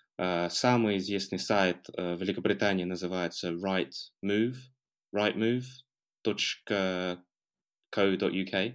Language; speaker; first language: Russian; non-native, fluent; English